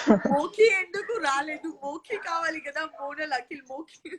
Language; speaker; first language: Telugu; non-native, local second language; Gujarati